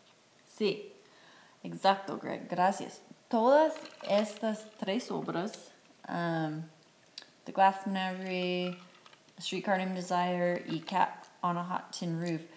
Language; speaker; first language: Spanish; non-native, fluent; English